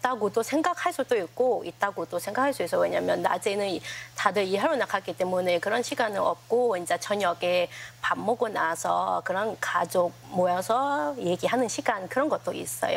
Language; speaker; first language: Korean; non-native, fluent; Thai